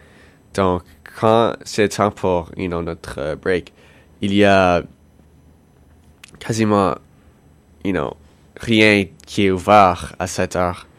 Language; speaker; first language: French; non-native, local second language; English